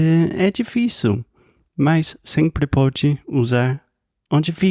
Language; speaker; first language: Portuguese; non-native, fluent; English